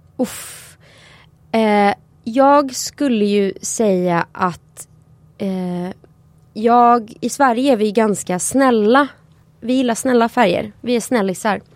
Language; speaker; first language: Swedish; native; Swedish